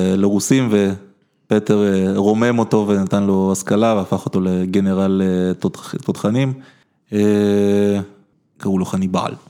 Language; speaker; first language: Hebrew; early bilingual, other home language; Russian